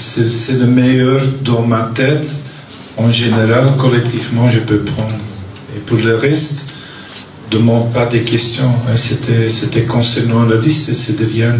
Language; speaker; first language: French; non-native, local second language; Dutch